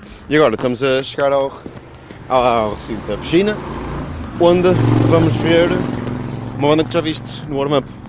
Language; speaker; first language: Portuguese; native; Portuguese